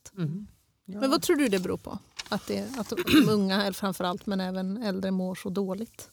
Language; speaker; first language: Swedish; native; Swedish